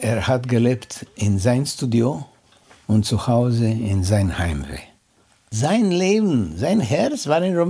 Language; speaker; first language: German; non-native, learner; Romanian